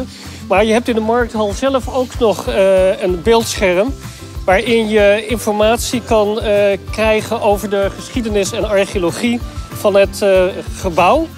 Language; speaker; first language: Dutch; native; Dutch